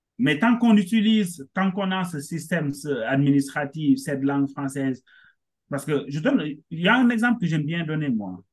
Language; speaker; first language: French; non-native, local second language; Wolof